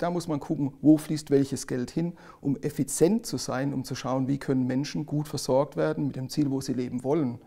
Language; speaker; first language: German; native; German